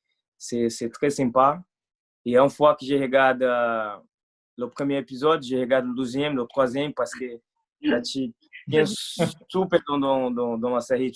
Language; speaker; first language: French; non-native, fluent; Portuguese